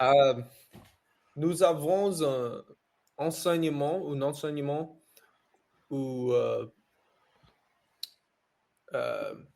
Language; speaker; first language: French; non-native, learner; English